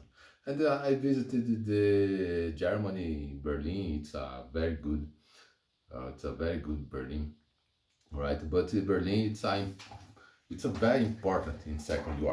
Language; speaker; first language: English; non-native, learner; Portuguese